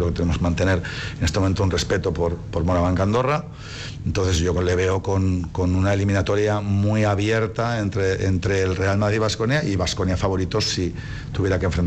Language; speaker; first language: Spanish; native; Spanish